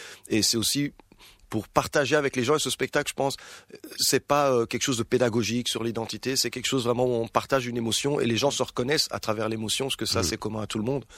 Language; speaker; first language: French; early bilingual, other home language; Arabic